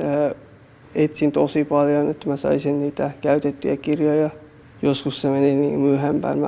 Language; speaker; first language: Finnish; non-native, fluent; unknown